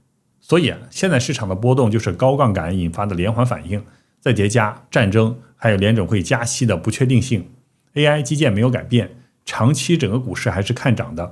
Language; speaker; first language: Chinese; native; Chinese